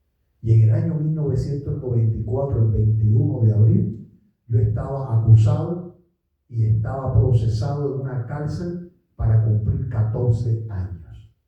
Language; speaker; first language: Spanish; native; Spanish